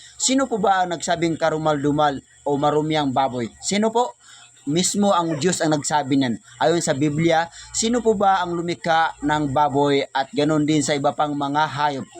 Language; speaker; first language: Filipino; non-native, local second language; Maranao